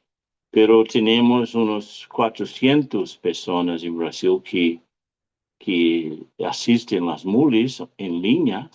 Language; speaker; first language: Spanish; non-native, fluent; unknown